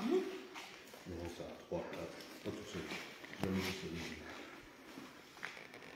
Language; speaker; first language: French; native; French